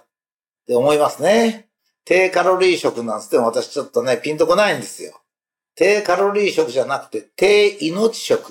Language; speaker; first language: Japanese; native; Japanese